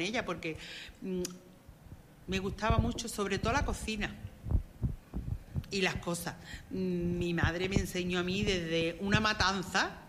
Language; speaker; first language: Spanish; native; Spanish